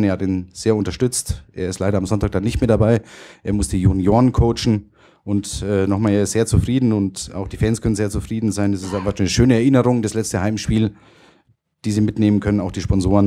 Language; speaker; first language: German; native; German